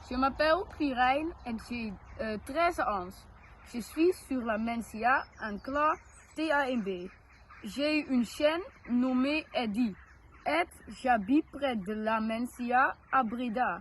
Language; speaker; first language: French; non-native, learner; Dutch